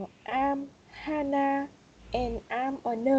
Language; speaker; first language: English; non-native, learner; Vietnamese